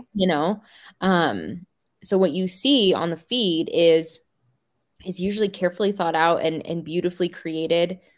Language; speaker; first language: English; native; English